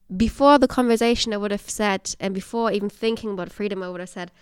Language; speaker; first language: English; non-native, fluent; German